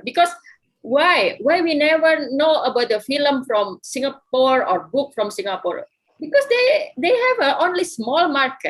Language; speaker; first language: English; non-native, fluent; Indonesian